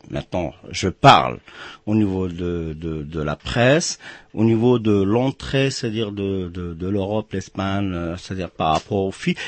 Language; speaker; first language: French; non-native, local second language; Arabic